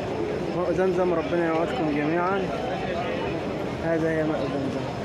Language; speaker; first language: Arabic; native; Arabic